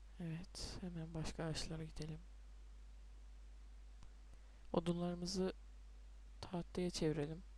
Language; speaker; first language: Turkish; native; Turkish